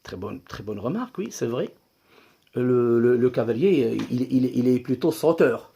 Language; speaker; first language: French; non-native, local second language; Arabic